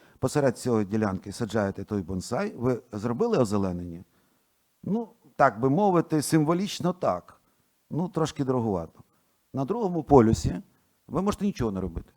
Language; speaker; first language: Ukrainian; non-native, local second language; Russian